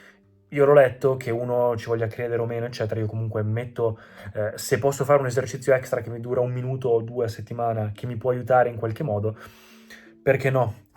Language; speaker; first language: Italian; native; Italian